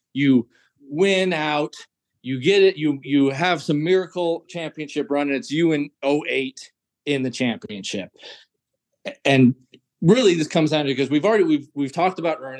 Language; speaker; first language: English; native; English